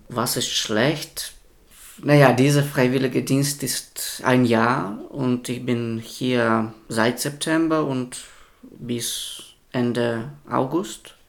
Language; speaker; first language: German; non-native, learner; Russian